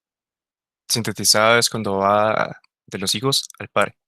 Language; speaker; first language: Spanish; native; Spanish